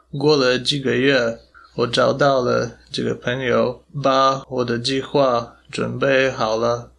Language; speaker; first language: Chinese; non-native, fluent; Polish